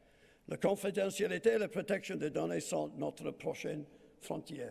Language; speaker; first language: French; non-native, fluent; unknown